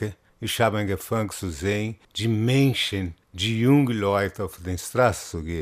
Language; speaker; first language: German; non-native, fluent; Portuguese